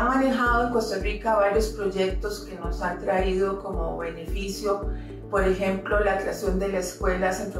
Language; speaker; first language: Spanish; native; Spanish